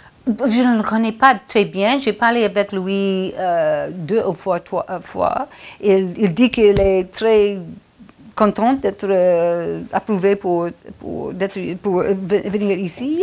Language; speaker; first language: French; non-native, fluent; English